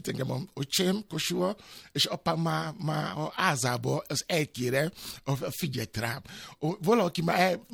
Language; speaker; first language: Hungarian; non-native, fluent; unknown